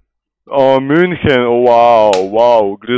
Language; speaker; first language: German; non-native, learner; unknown